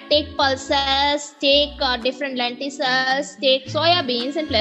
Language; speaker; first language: English; non-native, local second language; Hindi